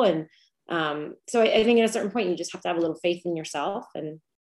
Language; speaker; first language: English; native; English